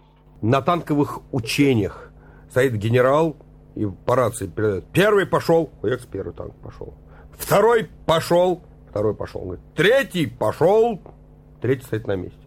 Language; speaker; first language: Russian; native; Russian